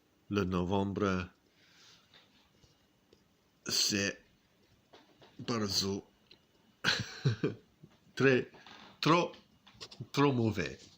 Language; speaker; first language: French; non-native, learner; English